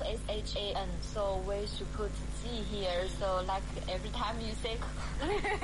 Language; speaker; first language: English; non-native, fluent; Chinese